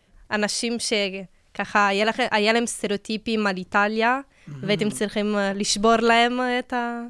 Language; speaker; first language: Hebrew; non-native, fluent; Italian